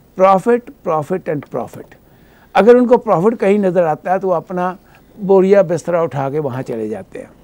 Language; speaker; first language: Hindi; native; Hindi